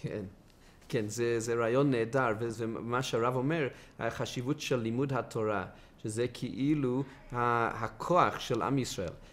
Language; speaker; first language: Hebrew; non-native, fluent; English